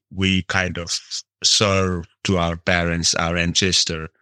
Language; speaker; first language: English; non-native, local second language; Nepali